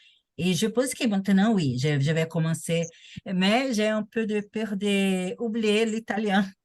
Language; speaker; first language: French; non-native, learner; Portuguese